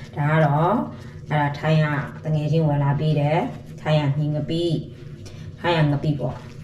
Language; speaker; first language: Burmese; native; Burmese